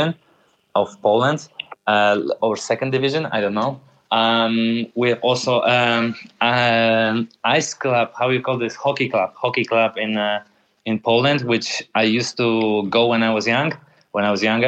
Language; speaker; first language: English; non-native, fluent; Polish